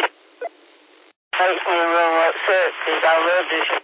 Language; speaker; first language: English; native; English